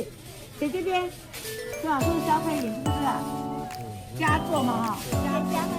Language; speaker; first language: Chinese; native; Chinese